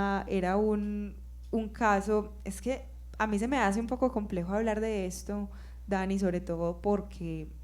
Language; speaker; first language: Spanish; native; Spanish